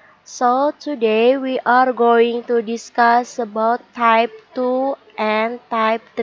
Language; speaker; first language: English; non-native, learner; Indonesian